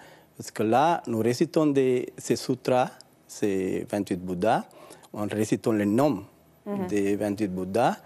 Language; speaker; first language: French; non-native, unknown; Sinhala